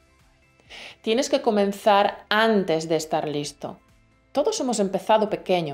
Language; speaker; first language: Spanish; native; Spanish